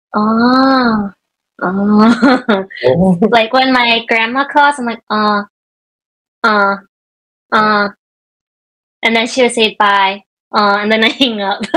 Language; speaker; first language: English; native; English